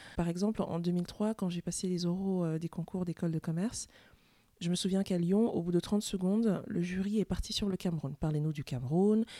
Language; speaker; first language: French; native; French